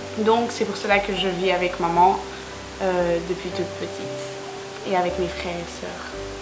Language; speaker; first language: French; native; French